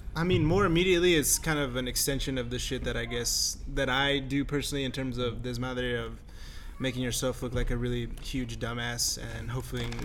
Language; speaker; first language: English; native; English